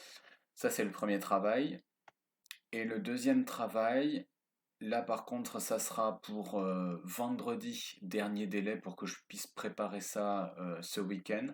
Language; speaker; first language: French; native; French